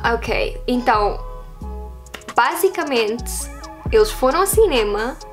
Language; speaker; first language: Portuguese; early bilingual, heritage; Portuguese